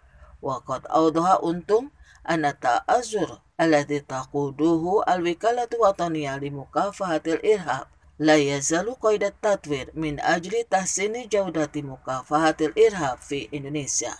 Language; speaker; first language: Arabic; non-native, fluent; Indonesian